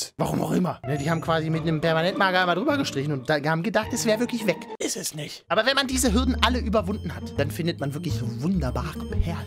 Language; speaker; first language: German; native; German